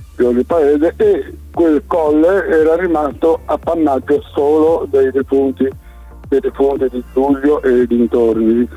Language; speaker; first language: Italian; native; Italian